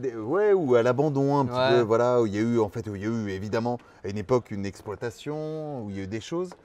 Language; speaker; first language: French; native; French